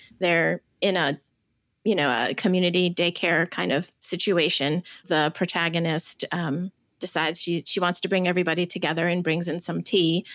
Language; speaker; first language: English; early bilingual, other home language; Chinese